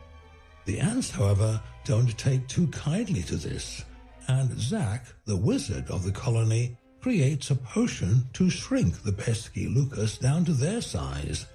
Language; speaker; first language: English; native; English